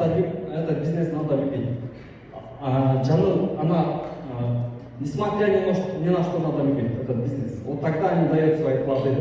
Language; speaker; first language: Russian; non-native, local second language; Kyrgyz